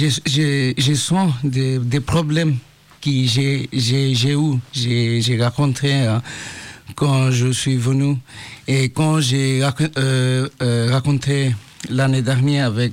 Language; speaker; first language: French; non-native, learner; Bangla